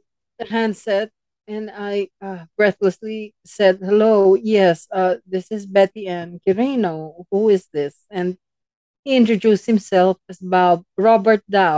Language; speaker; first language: English; non-native, local second language; Filipino